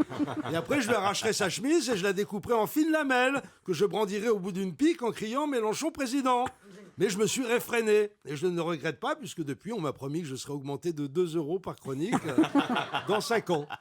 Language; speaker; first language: French; native; French